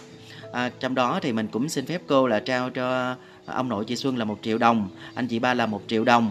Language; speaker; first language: Vietnamese; native; Vietnamese